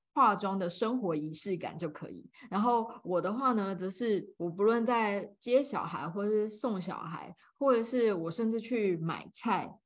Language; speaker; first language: Chinese; native; Chinese